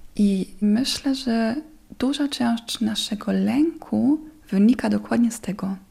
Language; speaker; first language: Polish; non-native, fluent; German